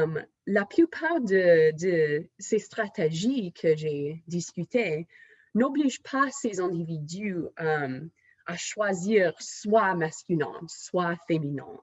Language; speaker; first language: French; non-native, fluent; English